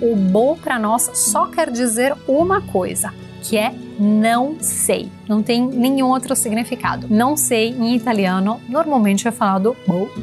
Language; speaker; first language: Portuguese; non-native, fluent; Italian